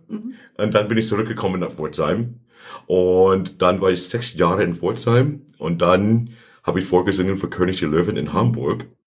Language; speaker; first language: German; non-native, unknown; English